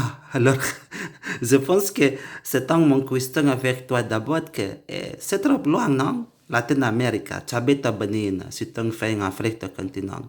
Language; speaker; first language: French; non-native, learner; Indonesian